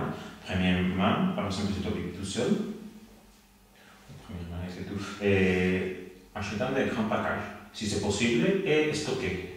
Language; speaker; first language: French; non-native, learner; Spanish